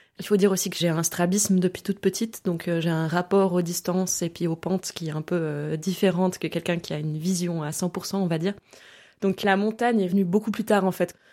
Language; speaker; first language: French; early bilingual, other home language; German